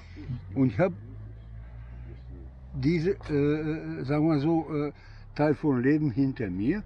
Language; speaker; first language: German; non-native, fluent; Bosnian